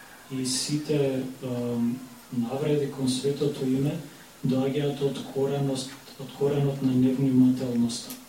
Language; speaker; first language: Macedonian; native; Macedonian